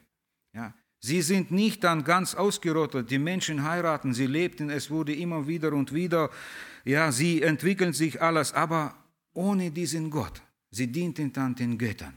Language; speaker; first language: German; early bilingual, heritage; German